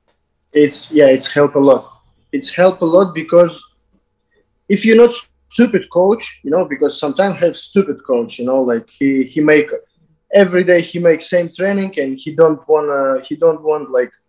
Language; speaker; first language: English; non-native, learner; Azerbaijani